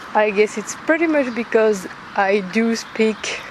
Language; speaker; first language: English; non-native, fluent; French